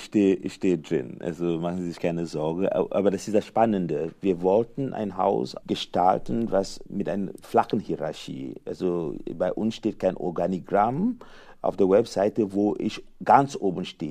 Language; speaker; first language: German; non-native, fluent; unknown